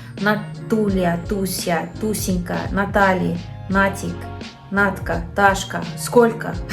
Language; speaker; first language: Russian; non-native, learner; English